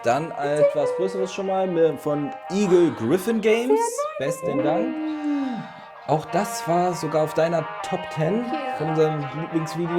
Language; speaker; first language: German; native; German